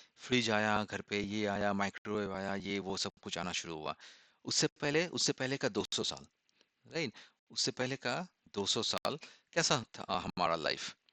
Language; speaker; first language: Hindi; non-native, local second language; Assamese